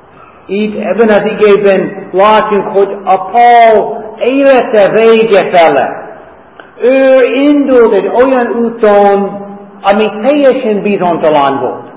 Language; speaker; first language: Hungarian; non-native, learner; English